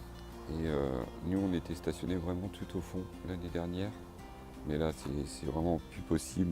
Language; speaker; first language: French; native; French